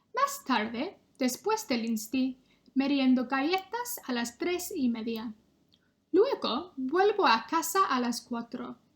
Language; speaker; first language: Spanish; non-native, fluent; English